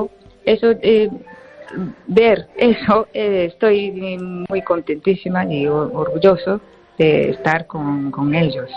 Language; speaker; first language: Spanish; non-native, fluent; Japanese